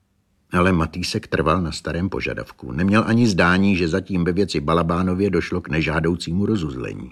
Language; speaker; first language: Czech; native; Czech